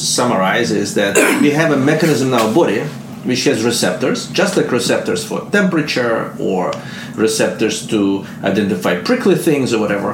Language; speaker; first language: English; non-native, fluent; Russian